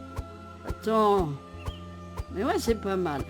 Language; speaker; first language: French; native; French